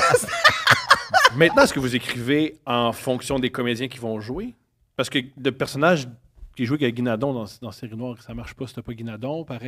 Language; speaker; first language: French; native; French